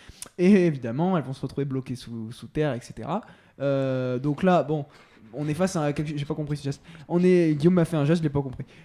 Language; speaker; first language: French; native; French